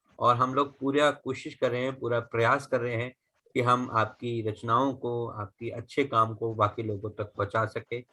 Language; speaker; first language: Hindi; native; Hindi